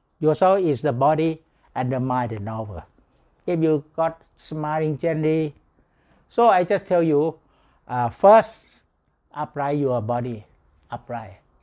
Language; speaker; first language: English; non-native, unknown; Thai